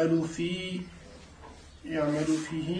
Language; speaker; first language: Arabic; non-native, learner; French